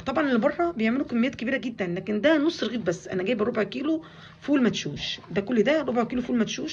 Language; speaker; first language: Arabic; native; Arabic